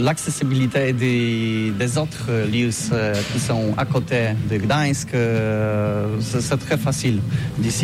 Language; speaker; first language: French; non-native, learner; Polish